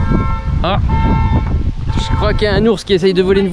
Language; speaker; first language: French; native; French